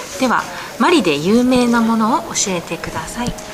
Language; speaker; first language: Japanese; native; Japanese